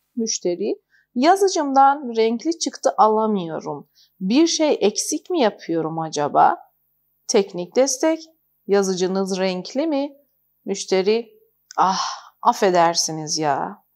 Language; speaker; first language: Turkish; non-native, fluent; Persian